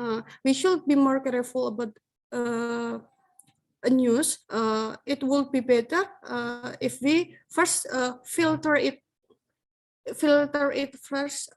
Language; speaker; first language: English; non-native, learner; Indonesian